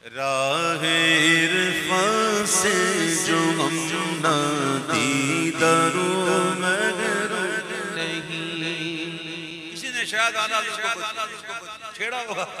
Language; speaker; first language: Urdu; non-native, local second language; Punjabi